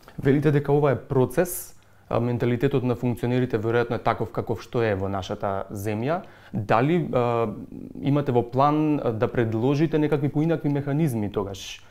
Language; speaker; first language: Macedonian; native; Macedonian